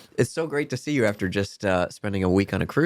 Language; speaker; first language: English; native; English